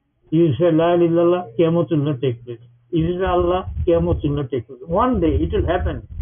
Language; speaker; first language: English; non-native, local second language; Bangla